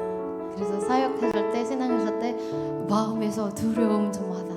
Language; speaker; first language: Korean; non-native, learner; Indonesian